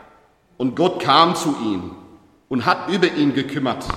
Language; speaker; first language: German; non-native, learner; English